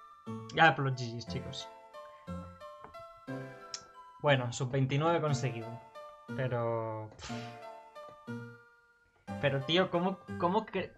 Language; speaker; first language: Spanish; native; Spanish